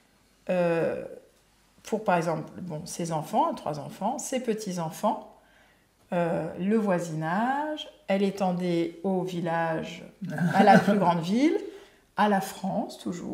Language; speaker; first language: French; native; French